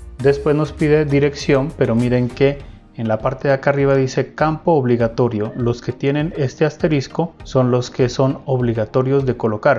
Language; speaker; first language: Spanish; native; Spanish